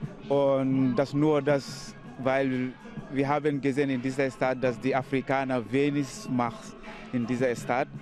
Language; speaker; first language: German; non-native, learner; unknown